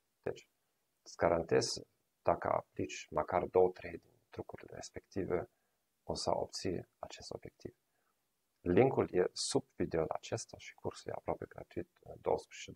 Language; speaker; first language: Romanian; non-native, fluent; German